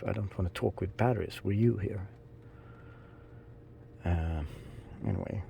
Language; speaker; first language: English; non-native, fluent; Swedish